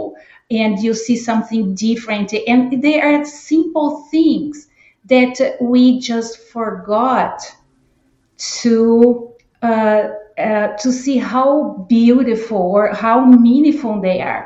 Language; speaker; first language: English; non-native, fluent; Portuguese